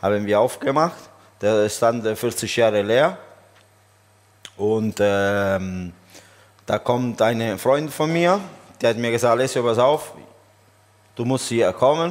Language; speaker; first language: German; non-native, learner; Italian